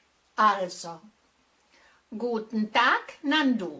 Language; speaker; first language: German; non-native, fluent; Czech